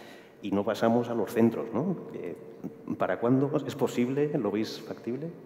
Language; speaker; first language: Spanish; native; Spanish